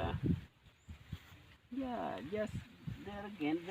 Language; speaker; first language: English; non-native, learner; Indonesian